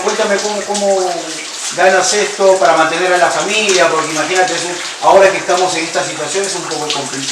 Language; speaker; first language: Spanish; native; Spanish